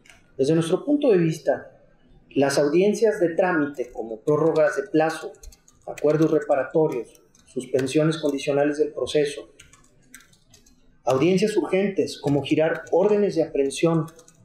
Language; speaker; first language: Spanish; native; Spanish